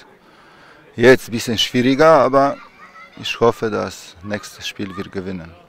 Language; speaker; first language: German; non-native, learner; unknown